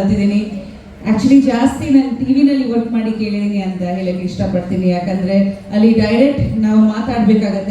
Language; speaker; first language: Kannada; non-native, fluent; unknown